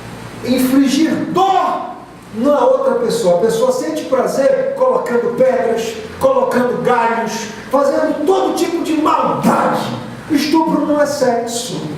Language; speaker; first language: Portuguese; native; Portuguese